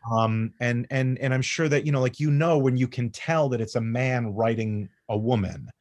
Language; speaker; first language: English; native; English